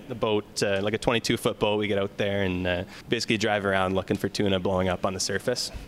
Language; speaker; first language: English; native; English